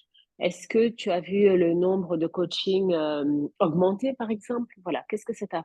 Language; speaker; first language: French; native; French